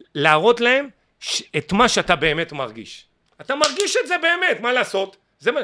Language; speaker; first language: Hebrew; native; Hebrew